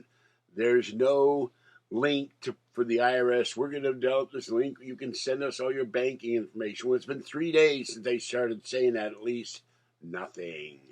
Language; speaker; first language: English; native; English